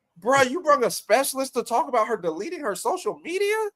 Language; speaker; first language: English; native; English